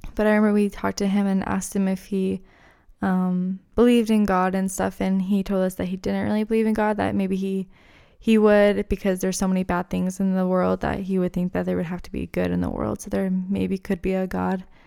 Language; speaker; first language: English; native; English